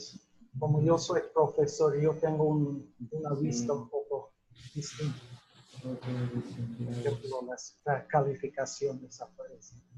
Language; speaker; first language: Spanish; non-native, fluent; English